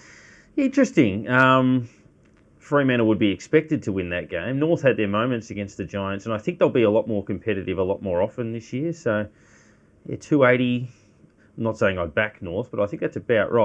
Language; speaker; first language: English; native; English